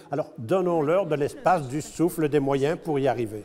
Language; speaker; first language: French; native; French